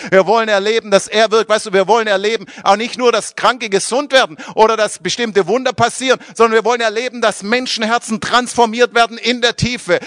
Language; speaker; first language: German; native; German